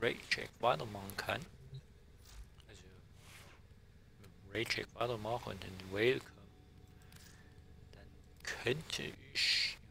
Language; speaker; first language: German; native; German